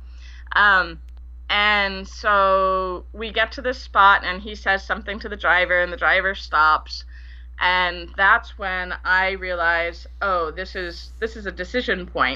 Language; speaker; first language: English; native; English